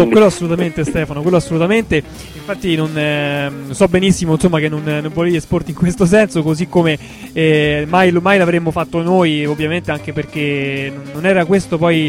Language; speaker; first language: Italian; native; Italian